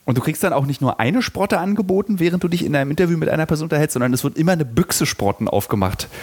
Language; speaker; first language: German; native; German